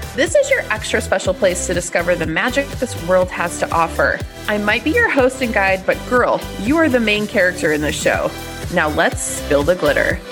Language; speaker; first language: English; native; English